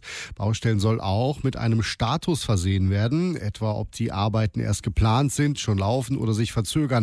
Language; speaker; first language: German; native; German